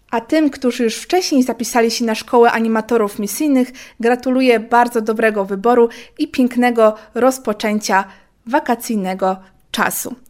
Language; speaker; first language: Polish; native; Polish